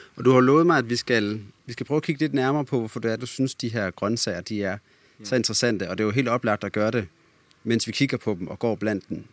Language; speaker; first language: Danish; native; Danish